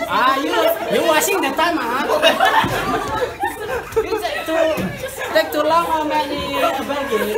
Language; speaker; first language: English; non-native, learner; Indonesian